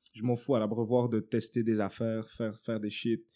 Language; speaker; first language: French; native; French